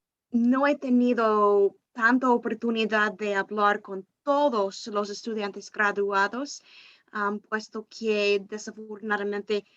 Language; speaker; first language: Spanish; non-native, fluent; English